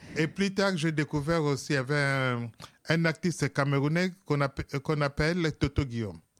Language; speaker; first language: French; non-native, local second language; Lingala